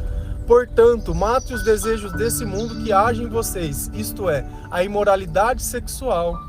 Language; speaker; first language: Portuguese; native; Portuguese